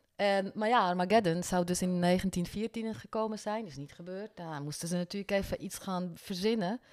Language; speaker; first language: Dutch; non-native, fluent; French